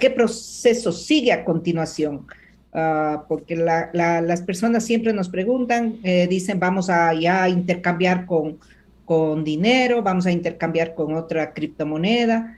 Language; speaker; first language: Spanish; native; Spanish